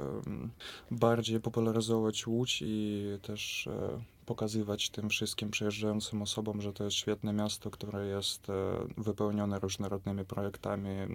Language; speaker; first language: Polish; non-native, fluent; Russian